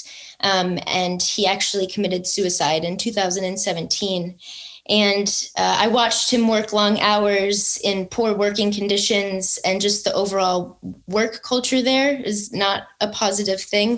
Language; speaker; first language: English; native; English